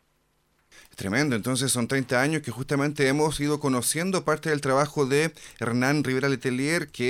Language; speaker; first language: Spanish; native; Spanish